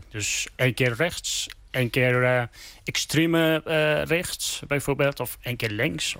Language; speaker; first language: Dutch; non-native, learner; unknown